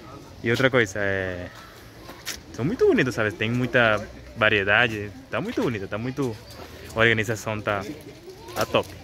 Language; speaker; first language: Portuguese; non-native, learner; Spanish